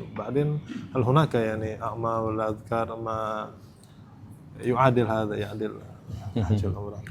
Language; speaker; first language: Arabic; non-native, fluent; Banjar